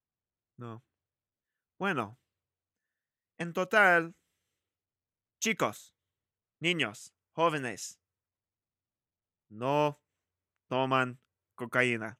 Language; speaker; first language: Spanish; non-native, learner; English